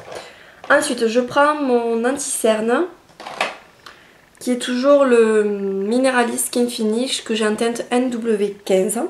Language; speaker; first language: French; native; French